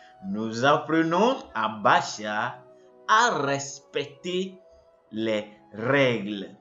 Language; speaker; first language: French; non-native, fluent; English